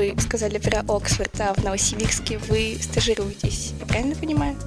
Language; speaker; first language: Russian; native; Russian